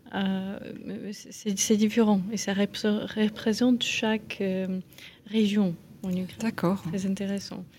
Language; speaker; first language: French; non-native, fluent; Ukrainian